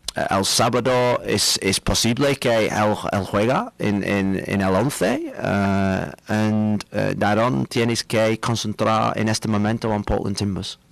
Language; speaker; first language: Spanish; non-native, fluent; English